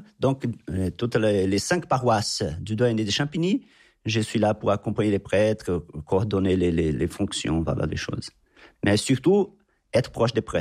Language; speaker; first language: French; non-native, fluent; Portuguese